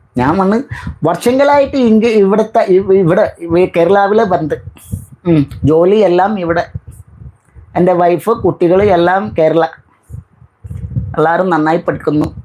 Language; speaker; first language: Malayalam; non-native, learner; Bangla